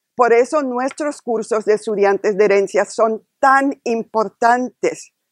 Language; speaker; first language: Spanish; early bilingual, heritage; Spanish